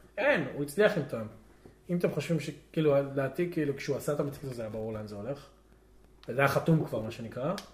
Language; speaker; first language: Hebrew; native; Hebrew